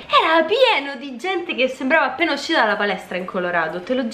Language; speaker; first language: Italian; native; Italian